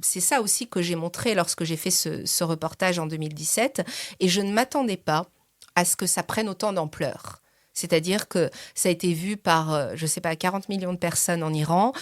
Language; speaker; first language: French; early bilingual, other home language; Persian